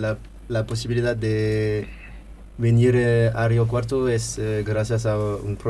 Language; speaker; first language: Spanish; non-native, fluent; French